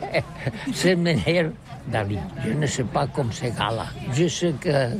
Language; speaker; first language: French; non-native, learner; Catalan